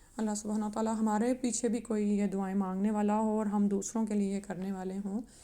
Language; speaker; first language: Urdu; native; Urdu